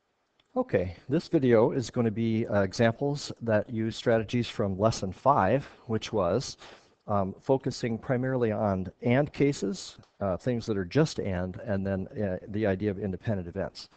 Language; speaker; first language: English; native; English